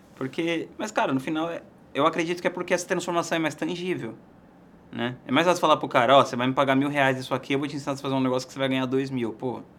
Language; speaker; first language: Portuguese; native; Portuguese